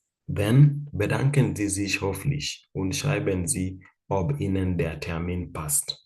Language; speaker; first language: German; non-native, fluent; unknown